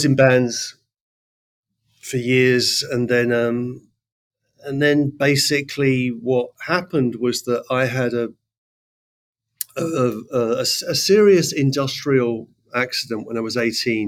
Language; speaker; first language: English; native; English